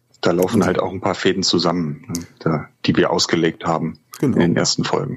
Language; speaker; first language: German; native; German